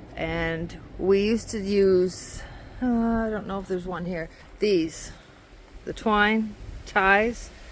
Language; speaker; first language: English; native; English